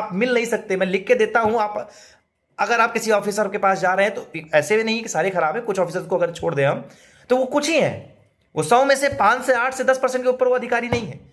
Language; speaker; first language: Hindi; native; Hindi